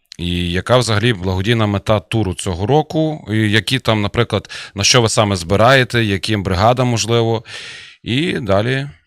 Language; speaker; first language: Ukrainian; native; Ukrainian